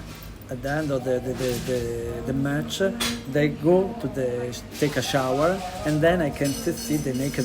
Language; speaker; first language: English; non-native, learner; Italian